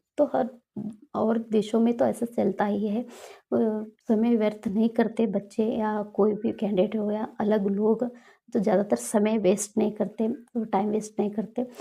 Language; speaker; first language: Hindi; non-native, local second language; Kannada